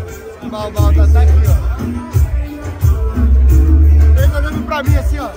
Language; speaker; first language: Portuguese; native; Portuguese